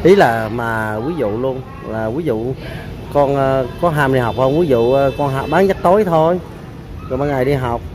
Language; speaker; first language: Vietnamese; native; Vietnamese